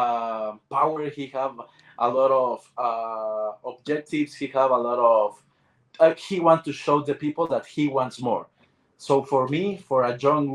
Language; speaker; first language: English; non-native, learner; Spanish